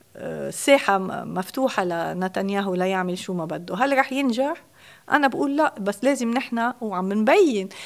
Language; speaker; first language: Arabic; native; Arabic